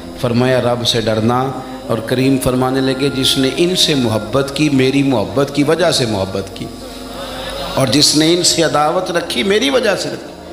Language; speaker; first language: Urdu; non-native, local second language; Punjabi